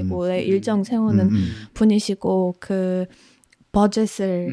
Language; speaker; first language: Korean; non-native, fluent; Polish